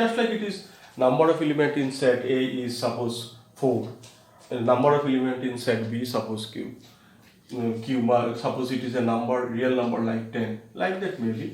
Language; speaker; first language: English; non-native, local second language; Bangla